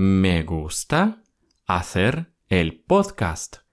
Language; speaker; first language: Spanish; non-native, fluent; Russian